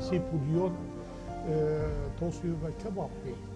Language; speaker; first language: Finnish; non-native, learner; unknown